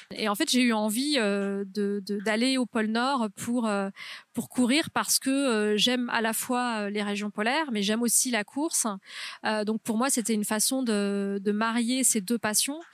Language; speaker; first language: French; native; French